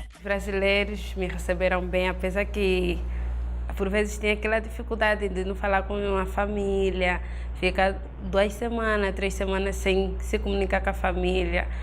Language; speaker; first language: Portuguese; native; Portuguese